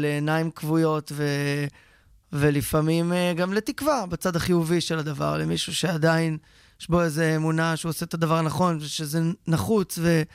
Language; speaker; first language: Hebrew; native; Hebrew